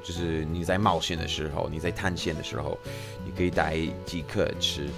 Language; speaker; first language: Chinese; non-native, fluent; English